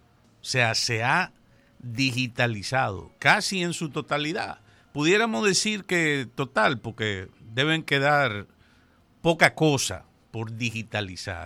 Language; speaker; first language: Spanish; native; Spanish